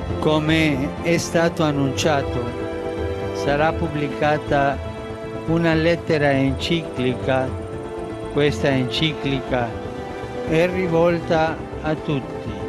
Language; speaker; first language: Italian; non-native, fluent; Spanish